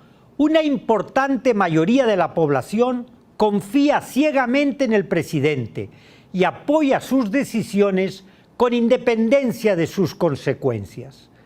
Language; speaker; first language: Spanish; native; Spanish